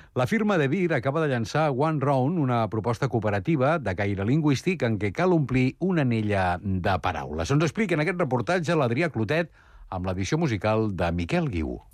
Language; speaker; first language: Catalan; native; Catalan